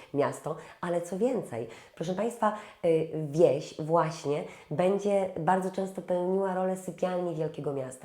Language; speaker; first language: Polish; native; Polish